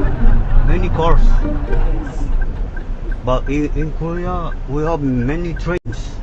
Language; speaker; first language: English; non-native, local second language; Filipino